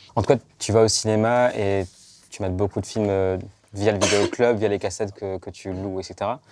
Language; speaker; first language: French; native; French